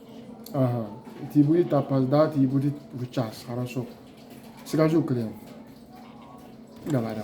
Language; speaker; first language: Russian; non-native, learner; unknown